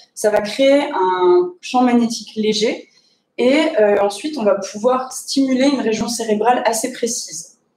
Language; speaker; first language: French; native; French